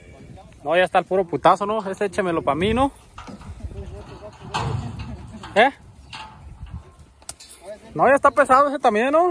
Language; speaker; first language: Spanish; native; Spanish